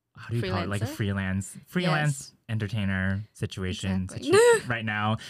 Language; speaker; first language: English; early bilingual, other home language; Chinese